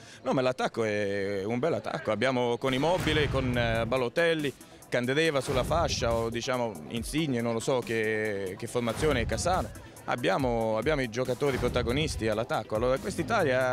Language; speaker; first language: Italian; early bilingual, heritage; Italian